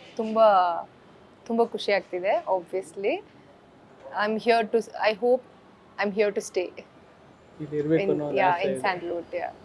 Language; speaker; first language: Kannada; early bilingual, heritage; Kannada